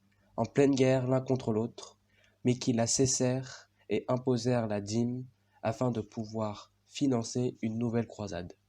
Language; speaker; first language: French; native; French